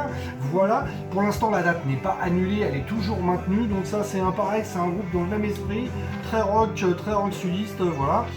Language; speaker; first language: French; native; French